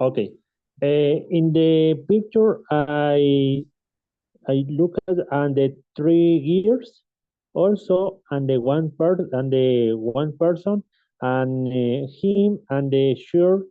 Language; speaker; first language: English; non-native, learner; Spanish